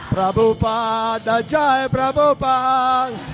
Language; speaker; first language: English; non-native, fluent; Czech